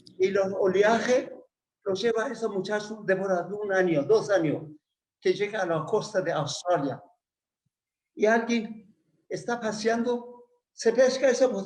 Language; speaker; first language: Spanish; non-native, fluent; Persian